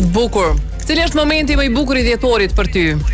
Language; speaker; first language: Albanian; native; Albanian